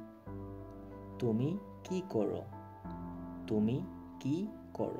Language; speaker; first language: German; non-native, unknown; Bangla